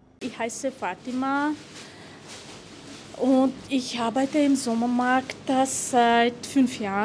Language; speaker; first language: German; non-native, fluent; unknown